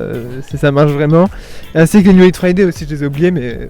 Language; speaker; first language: French; native; French